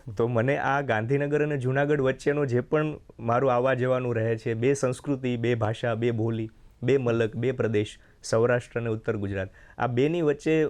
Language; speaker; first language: Gujarati; native; Gujarati